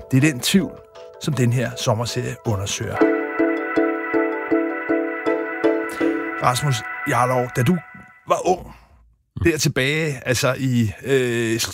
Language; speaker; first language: Danish; native; Danish